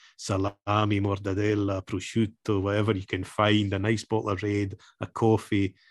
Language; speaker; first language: English; native; English